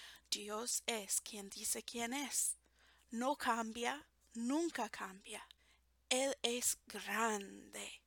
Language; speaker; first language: Spanish; non-native, fluent; English